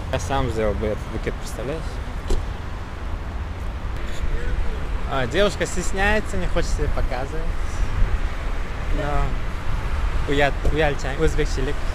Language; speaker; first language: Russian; non-native, local second language; Uzbek